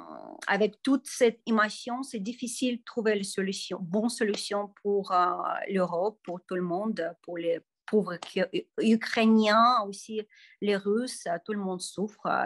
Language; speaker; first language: French; non-native, fluent; Russian